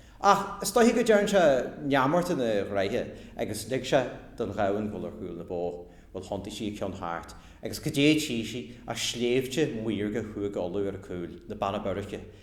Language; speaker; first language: Irish; native; Irish